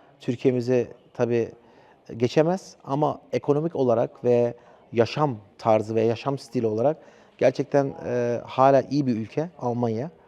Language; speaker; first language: Turkish; early bilingual, heritage; Turkish